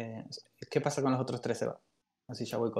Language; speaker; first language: Spanish; native; Spanish